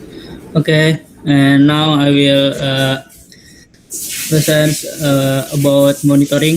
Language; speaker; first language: English; non-native, learner; Indonesian